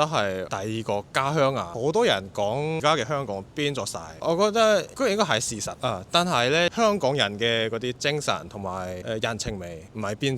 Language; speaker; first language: Cantonese; non-native, fluent; Korean